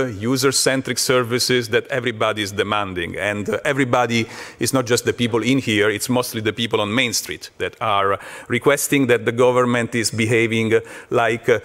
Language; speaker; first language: English; non-native, fluent; Italian